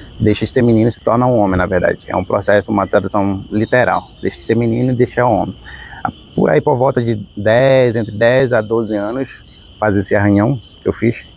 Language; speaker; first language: Portuguese; non-native, local second language; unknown